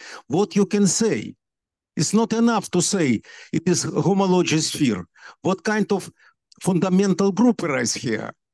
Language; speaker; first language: English; non-native, learner; Russian